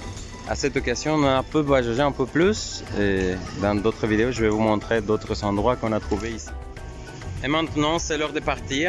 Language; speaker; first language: French; non-native, fluent; Spanish